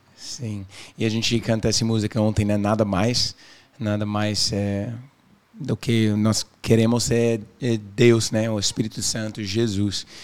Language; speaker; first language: Portuguese; non-native, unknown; English